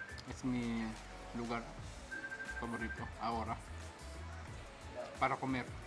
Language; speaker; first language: Spanish; non-native, learner; Filipino